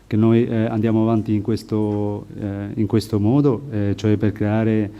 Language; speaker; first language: Italian; non-native, fluent; Albanian